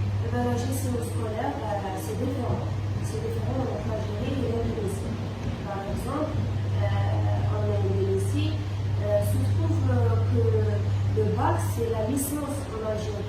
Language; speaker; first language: French; non-native, local second language; Arabic